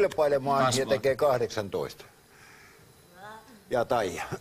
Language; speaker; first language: Finnish; native; Finnish